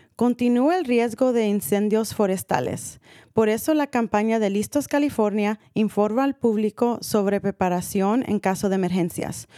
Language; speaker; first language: Spanish; early bilingual, heritage; Spanish